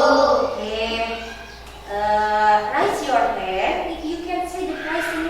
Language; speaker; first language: English; non-native, learner; Indonesian